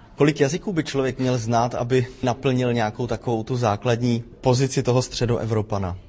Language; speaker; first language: Czech; native; Czech